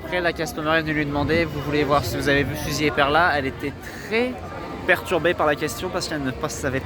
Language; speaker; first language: French; native; French